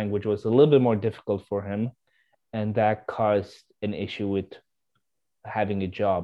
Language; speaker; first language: English; non-native, fluent; Swedish